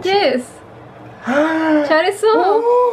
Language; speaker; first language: Korean; non-native, learner; Spanish